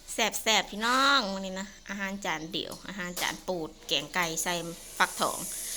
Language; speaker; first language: Thai; native; Thai